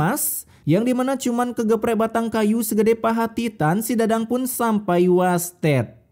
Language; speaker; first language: Indonesian; native; Indonesian